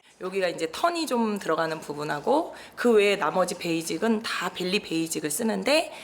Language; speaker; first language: Korean; native; Korean